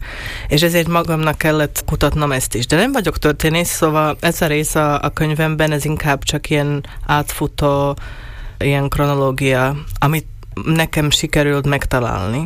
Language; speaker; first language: Hungarian; non-native, local second language; Slovak